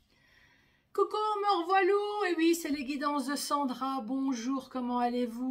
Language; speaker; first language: French; native; French